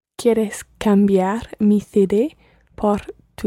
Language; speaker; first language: Spanish; non-native, learner; English